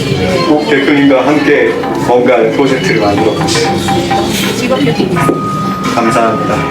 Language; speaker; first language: Korean; native; Korean